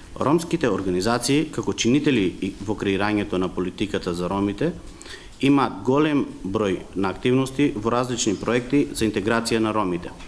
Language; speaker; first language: Macedonian; non-native, local second language; Romany